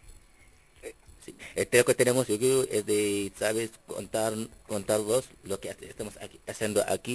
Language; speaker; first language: Spanish; non-native, fluent; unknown